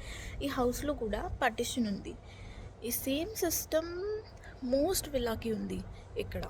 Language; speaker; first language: Telugu; non-native, learner; Marathi